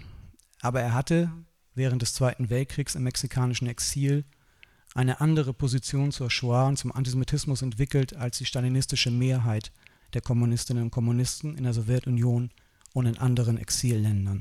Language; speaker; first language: German; native; German